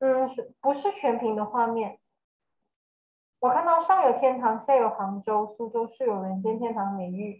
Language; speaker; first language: Chinese; native; Chinese